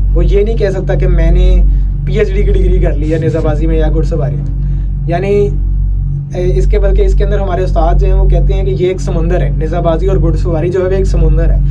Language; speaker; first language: Urdu; non-native, local second language; Punjabi